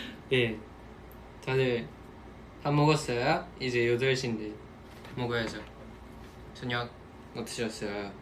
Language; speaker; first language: Korean; non-native, fluent; Japanese